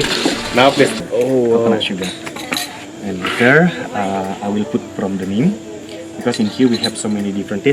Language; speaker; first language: English; non-native, learner; Indonesian